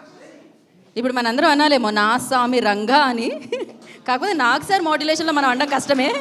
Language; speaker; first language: Telugu; native; Telugu